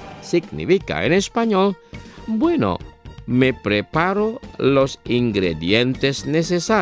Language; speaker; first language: Spanish; non-native, fluent; Indonesian